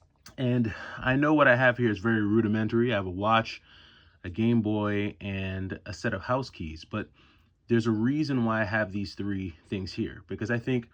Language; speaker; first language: English; native; English